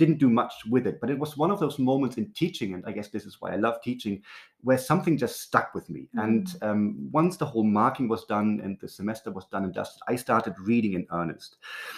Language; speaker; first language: English; non-native, fluent; German